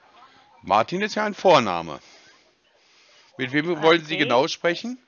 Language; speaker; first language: German; native; German